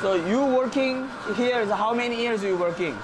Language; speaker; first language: English; non-native, learner; Korean